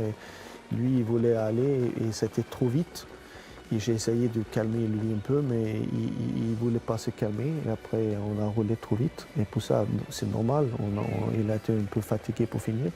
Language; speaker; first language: French; non-native, fluent; Swedish